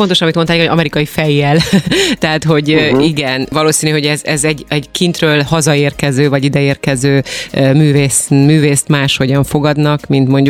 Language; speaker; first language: Hungarian; native; Hungarian